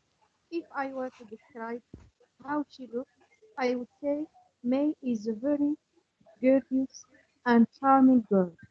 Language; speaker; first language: English; non-native, learner; Arabic